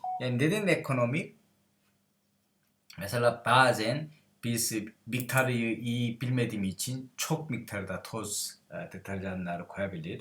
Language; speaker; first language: Turkish; non-native, learner; Korean